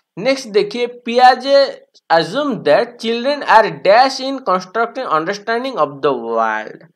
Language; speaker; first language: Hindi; non-native, local second language; Bangla